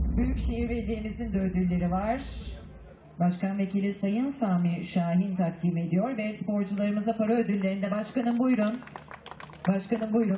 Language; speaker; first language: Turkish; native; Turkish